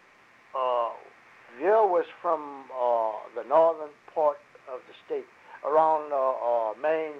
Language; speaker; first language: English; early bilingual, other home language; French